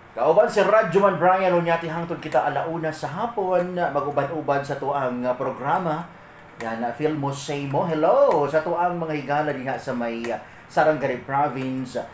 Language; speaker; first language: Cebuano; native; Cebuano